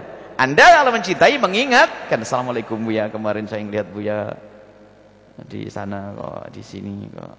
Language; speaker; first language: Indonesian; native; Indonesian